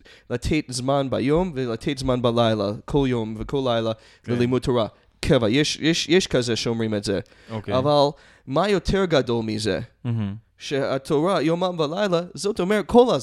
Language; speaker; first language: Hebrew; non-native, fluent; English